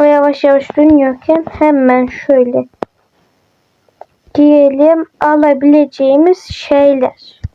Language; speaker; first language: Turkish; native; Turkish